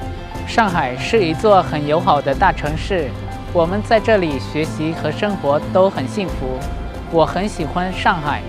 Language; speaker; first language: Chinese; non-native, learner; Lao